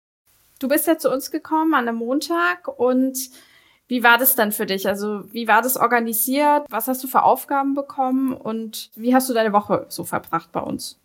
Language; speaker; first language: German; native; German